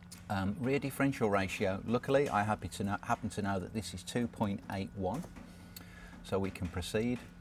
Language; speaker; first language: English; native; English